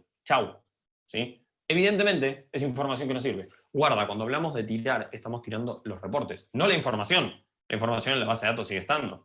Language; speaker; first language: Spanish; native; Spanish